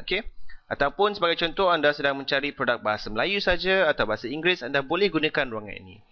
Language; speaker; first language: Malay; native; Malay